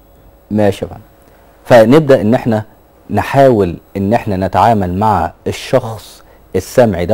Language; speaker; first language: Arabic; native; Arabic